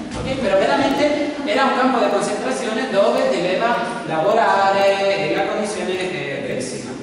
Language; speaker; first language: Italian; non-native, learner; Spanish